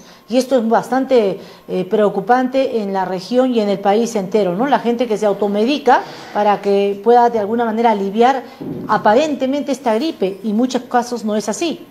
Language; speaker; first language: Spanish; native; Spanish